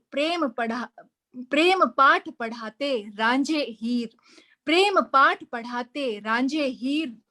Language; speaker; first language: Hindi; native; Hindi